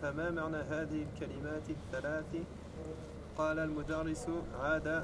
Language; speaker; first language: Arabic; non-native, learner; French